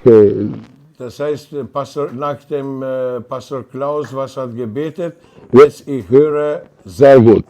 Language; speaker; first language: German; non-native, learner; Albanian